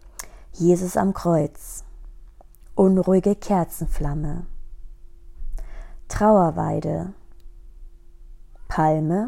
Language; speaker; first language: German; native; German